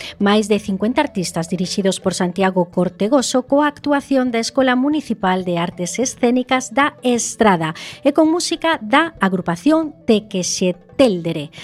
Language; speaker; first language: Galician; native; Galician